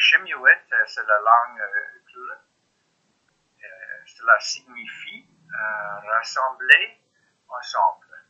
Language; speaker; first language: French; non-native, learner; English